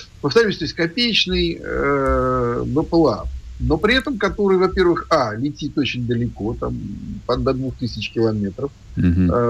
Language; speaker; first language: Russian; native; Russian